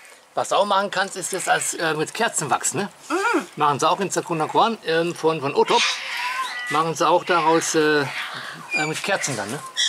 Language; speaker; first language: German; native; German